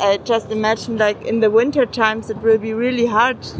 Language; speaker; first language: English; non-native, fluent; German